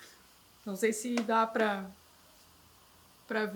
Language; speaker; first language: Portuguese; native; Portuguese